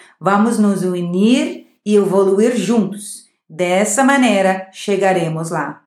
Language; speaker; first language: Portuguese; non-native, fluent; English